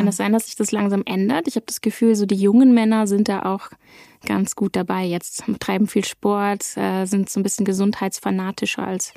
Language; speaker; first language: German; native; German